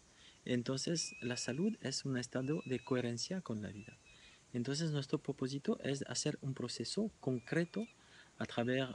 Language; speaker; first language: Spanish; non-native, fluent; French